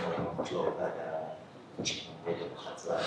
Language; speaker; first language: Chinese; non-native, learner; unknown